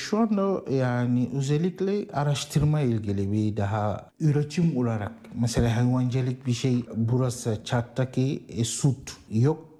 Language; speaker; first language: Turkish; non-native, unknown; Arabic